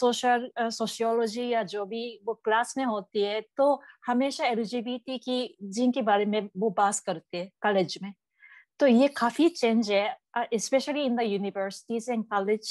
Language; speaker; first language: Hindi; non-native, learner; Japanese